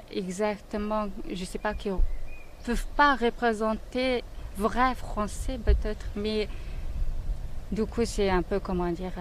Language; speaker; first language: French; non-native, learner; Mongolian